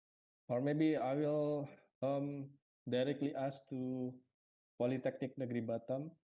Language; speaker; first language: English; non-native, fluent; Indonesian